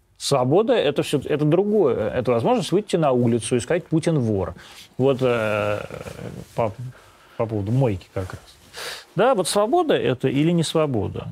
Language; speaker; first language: Russian; native; Russian